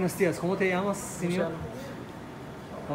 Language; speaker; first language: Spanish; non-native, fluent; German